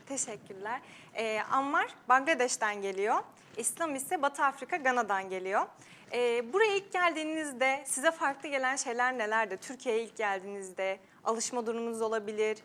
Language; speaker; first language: Turkish; native; Turkish